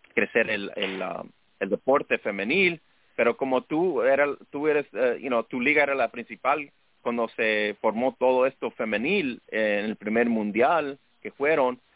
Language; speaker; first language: Spanish; early bilingual, heritage; Spanish